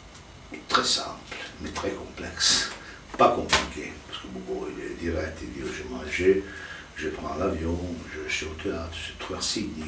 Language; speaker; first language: French; non-native, fluent; Italian